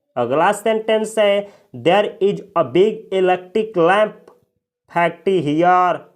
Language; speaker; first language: Hindi; native; Hindi